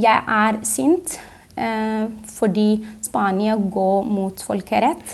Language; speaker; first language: Norwegian; non-native, fluent; Arabic